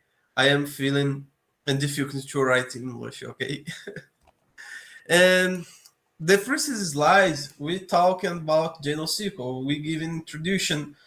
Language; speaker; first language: English; non-native, learner; Portuguese